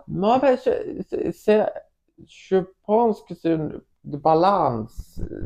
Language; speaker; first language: French; non-native, learner; Swedish